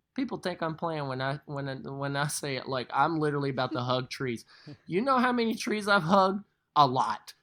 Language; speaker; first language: English; native; English